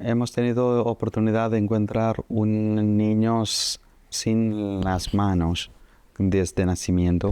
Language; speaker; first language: Spanish; non-native, fluent; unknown